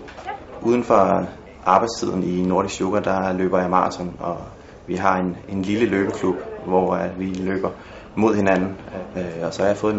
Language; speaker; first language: Danish; native; Danish